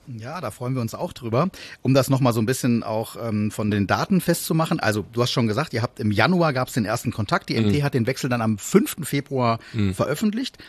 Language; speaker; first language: German; native; German